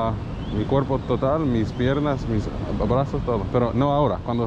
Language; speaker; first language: Spanish; non-native, learner; English